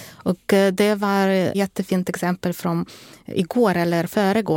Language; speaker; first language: Swedish; non-native, fluent; Ukrainian